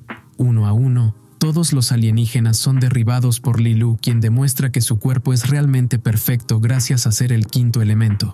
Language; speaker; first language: Spanish; native; Spanish